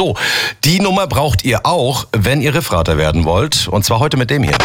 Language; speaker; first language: German; native; German